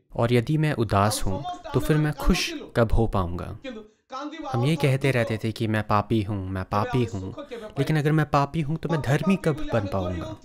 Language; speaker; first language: Hindi; non-native, local second language; Odia